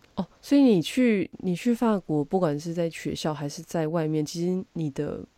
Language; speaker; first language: Chinese; native; Chinese